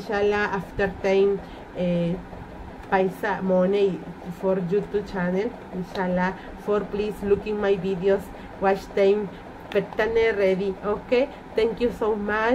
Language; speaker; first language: English; non-native, learner; Spanish